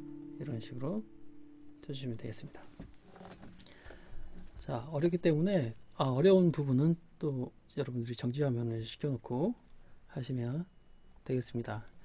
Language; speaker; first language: Korean; native; Korean